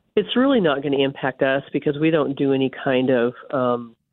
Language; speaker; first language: English; native; English